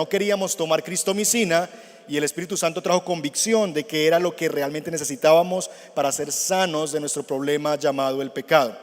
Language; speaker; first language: Spanish; native; Spanish